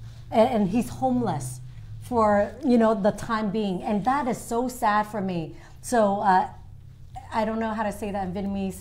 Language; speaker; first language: English; early bilingual, other home language; Vietnamese